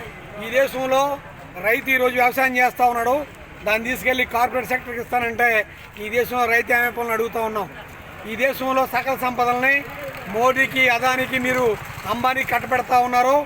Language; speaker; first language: Telugu; native; Telugu